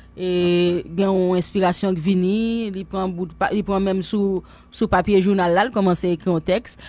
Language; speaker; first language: French; non-native, local second language; Haitian Creole